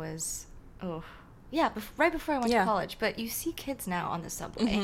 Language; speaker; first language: English; non-native, local second language; Cantonese